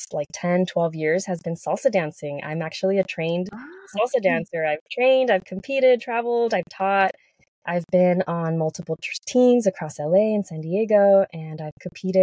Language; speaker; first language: English; native; English